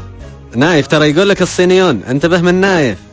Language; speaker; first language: Arabic; native; Arabic